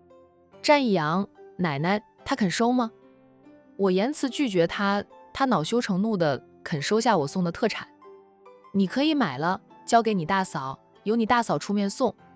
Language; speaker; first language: Chinese; native; Chinese